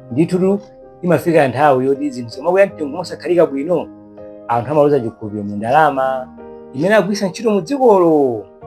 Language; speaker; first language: Nyanja; non-native, local second language; Bemba